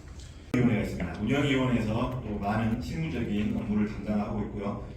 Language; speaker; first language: Korean; native; Korean